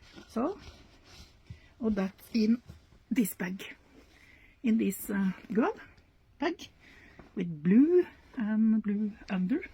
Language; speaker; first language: English; non-native, learner; Norwegian